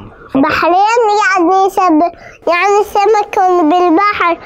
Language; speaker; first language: Arabic; early bilingual, heritage; Arabic